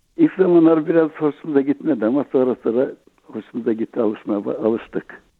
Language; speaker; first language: Turkish; native; Turkish